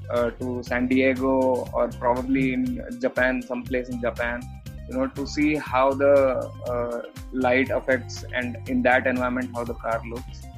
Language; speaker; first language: English; non-native, local second language; Marathi